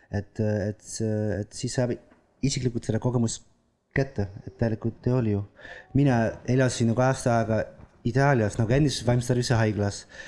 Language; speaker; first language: Estonian; non-native, fluent; Dutch